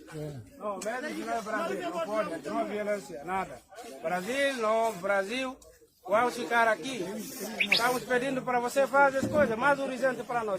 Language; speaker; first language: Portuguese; non-native, learner; Haitian Creole